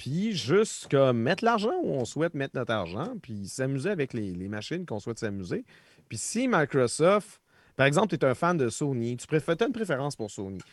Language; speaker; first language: French; native; French